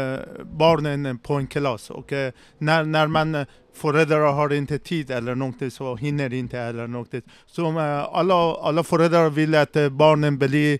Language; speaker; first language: Swedish; non-native, learner; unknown